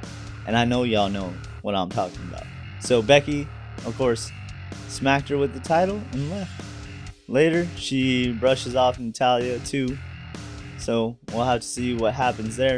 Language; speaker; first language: English; native; English